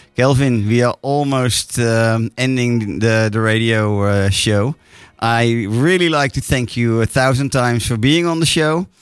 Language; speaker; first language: English; non-native, fluent; Dutch